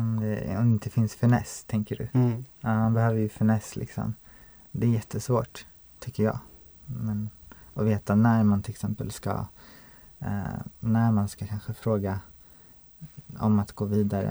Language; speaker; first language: Swedish; native; Swedish